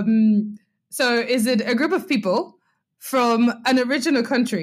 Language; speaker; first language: English; non-native, local second language; Nyanja